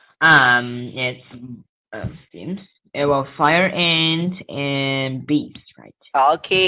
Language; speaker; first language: English; non-native, learner; Chinese